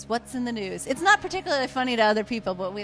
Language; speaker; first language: English; native; English